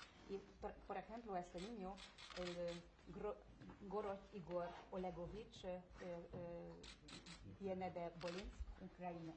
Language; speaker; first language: Spanish; non-native, fluent; Hungarian